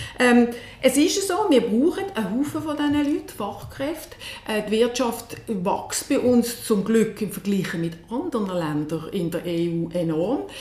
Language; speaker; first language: German; native; German